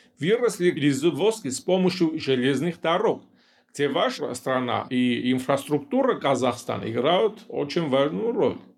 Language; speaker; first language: Russian; non-native, local second language; Armenian